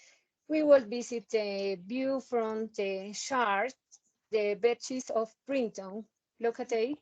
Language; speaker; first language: English; non-native, learner; Spanish